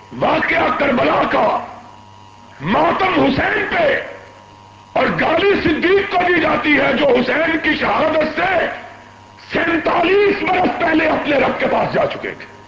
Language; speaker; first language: Urdu; non-native, local second language; Punjabi